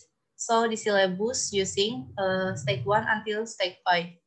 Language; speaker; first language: English; non-native, learner; Indonesian